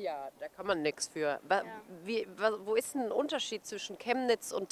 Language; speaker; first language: German; native; German